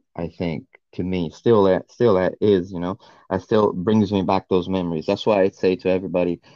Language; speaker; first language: English; non-native, fluent; Portuguese